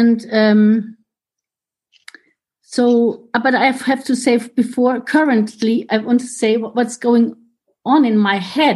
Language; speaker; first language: English; non-native, fluent; German